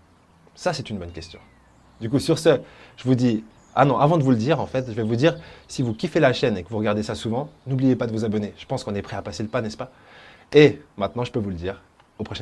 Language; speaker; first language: French; native; French